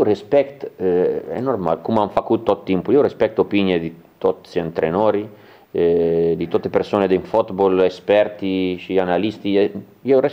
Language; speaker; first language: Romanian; non-native, learner; Italian